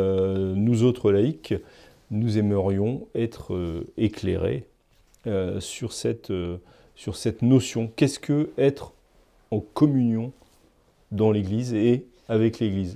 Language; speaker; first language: French; native; French